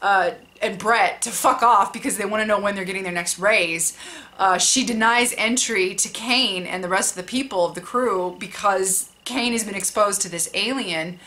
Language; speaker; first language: English; native; English